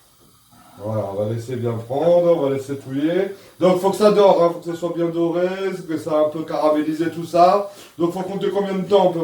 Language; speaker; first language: French; native; French